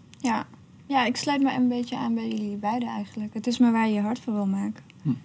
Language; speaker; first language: Dutch; early bilingual, other home language; Persian